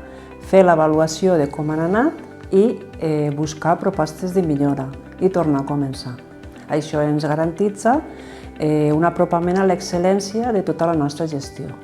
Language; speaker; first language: Catalan; native; Catalan